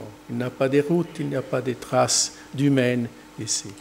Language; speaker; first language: French; non-native, learner; German